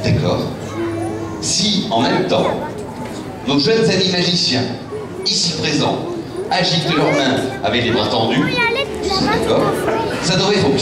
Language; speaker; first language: French; native; French